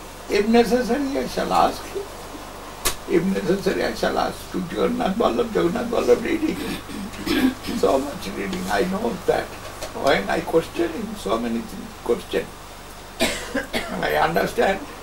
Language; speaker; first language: English; non-native, local second language; Bangla